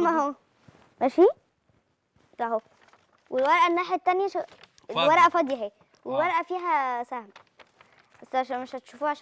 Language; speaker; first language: Arabic; native; Arabic